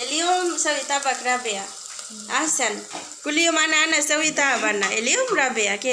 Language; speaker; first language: Arabic; non-native, learner; Bangla